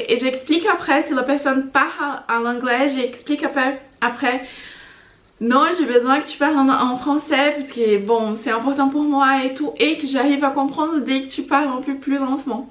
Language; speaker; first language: French; non-native, fluent; Portuguese